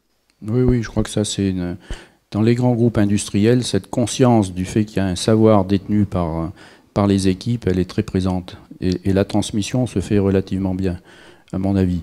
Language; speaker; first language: French; native; French